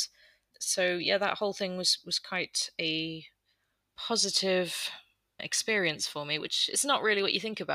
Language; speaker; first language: English; native; English